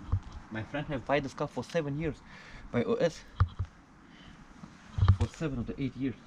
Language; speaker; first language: English; non-native, learner; German